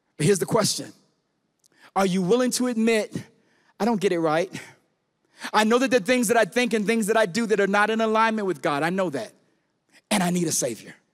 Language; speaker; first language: English; native; English